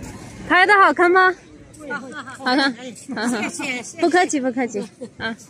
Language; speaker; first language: Chinese; non-native, fluent; Urdu